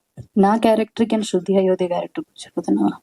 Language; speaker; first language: Telugu; non-native, learner; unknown